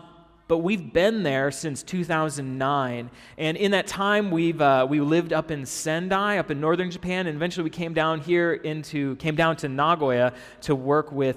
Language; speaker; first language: English; native; English